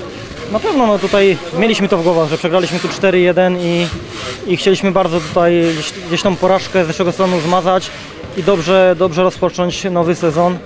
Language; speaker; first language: Polish; native; Polish